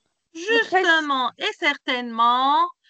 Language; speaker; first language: French; non-native, local second language; Arabic